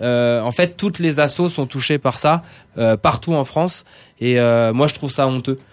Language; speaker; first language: French; native; French